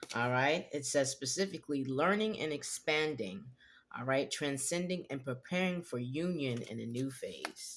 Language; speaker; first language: English; native; English